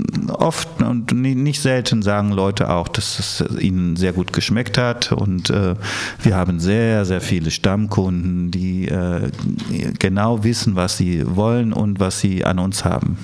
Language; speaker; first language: German; early bilingual, other home language; Italian